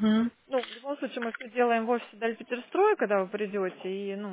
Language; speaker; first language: Russian; native; Russian